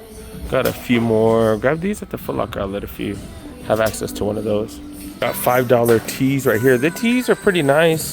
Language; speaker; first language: English; native; English